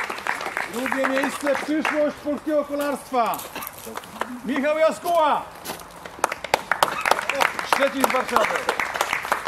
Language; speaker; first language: Polish; native; Polish